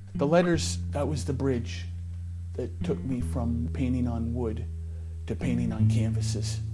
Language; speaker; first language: English; native; English